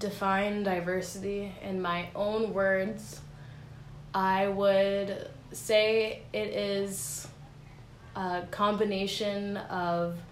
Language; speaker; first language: English; native; English